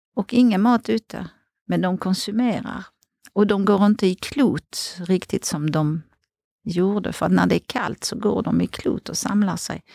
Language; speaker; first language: Swedish; non-native, fluent; French